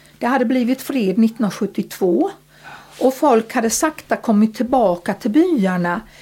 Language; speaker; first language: Swedish; early bilingual, other home language; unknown